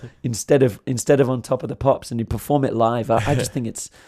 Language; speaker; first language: English; native; English